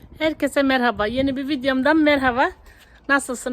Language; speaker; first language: Turkish; native; Turkish